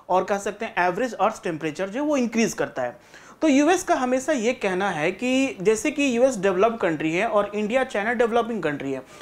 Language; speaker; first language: Hindi; native; Hindi